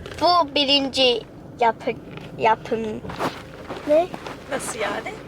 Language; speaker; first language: Turkish; early bilingual, heritage; Turkish